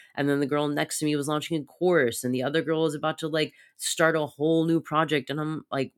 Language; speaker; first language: English; native; English